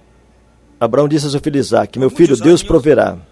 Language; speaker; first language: Portuguese; native; Portuguese